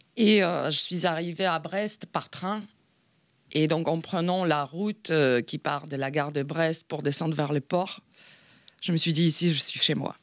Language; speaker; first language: French; non-native, fluent; Polish